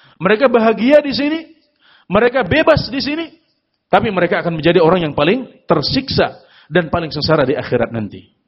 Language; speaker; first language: Indonesian; native; Indonesian